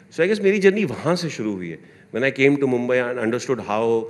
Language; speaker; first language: Hindi; native; Hindi